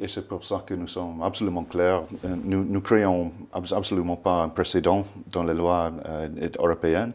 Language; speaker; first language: French; non-native, fluent; English